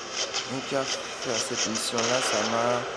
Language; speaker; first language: French; native; French